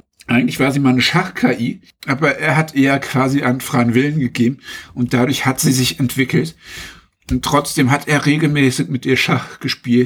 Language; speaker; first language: German; native; German